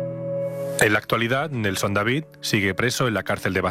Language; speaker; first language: Spanish; native; Spanish